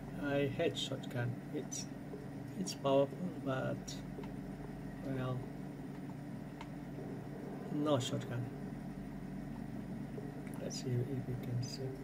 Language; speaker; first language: English; non-native, fluent; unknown